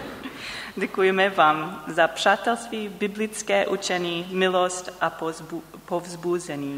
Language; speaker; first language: Czech; non-native, learner; English